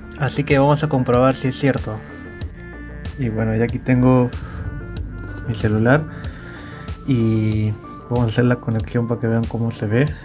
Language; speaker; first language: Spanish; native; Spanish